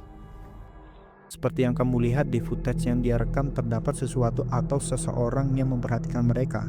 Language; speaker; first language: Indonesian; native; Indonesian